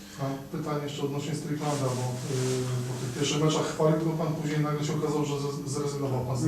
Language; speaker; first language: Polish; native; Polish